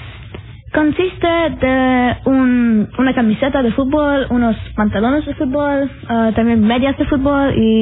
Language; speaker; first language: Spanish; early bilingual, heritage; Spanish